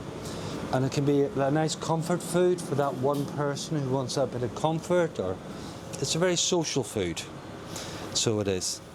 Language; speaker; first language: English; native; English